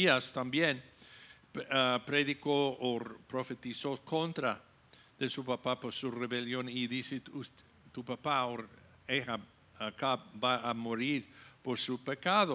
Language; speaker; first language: Spanish; non-native, learner; English